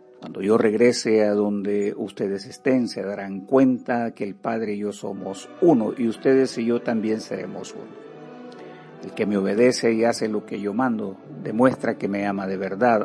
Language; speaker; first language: Spanish; native; Spanish